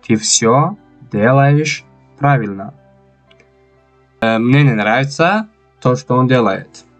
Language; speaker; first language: Russian; non-native, local second language; Tajik